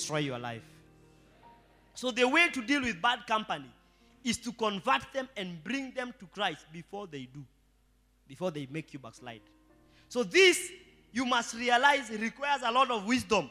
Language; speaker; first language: English; non-native, local second language; Swahili